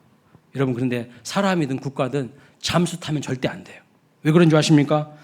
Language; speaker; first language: Korean; native; Korean